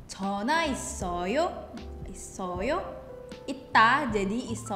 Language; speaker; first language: Korean; non-native, learner; Indonesian